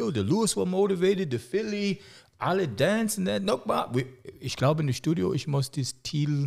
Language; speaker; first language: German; non-native, learner; English